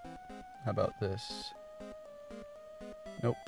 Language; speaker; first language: English; native; English